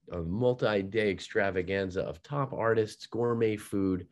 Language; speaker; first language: English; native; English